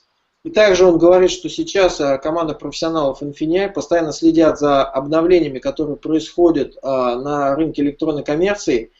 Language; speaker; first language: Russian; native; Russian